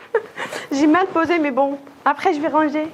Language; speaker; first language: French; non-native, local second language; Arabic